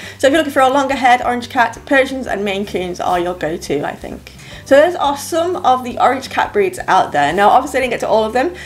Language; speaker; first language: English; native; English